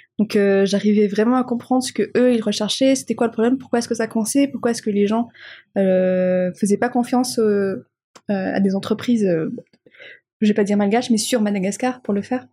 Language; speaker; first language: French; non-native, local second language; Malagasy